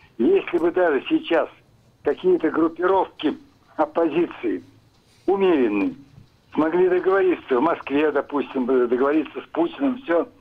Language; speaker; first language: Russian; native; Russian